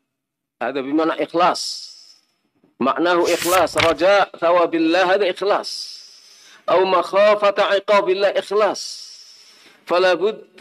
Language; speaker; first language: Arabic; non-native, fluent; Indonesian